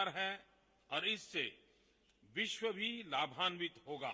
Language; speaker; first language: Hindi; non-native, local second language; Gujarati